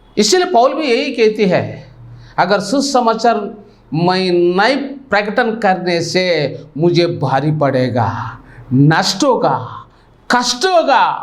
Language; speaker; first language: Hindi; non-native, local second language; Telugu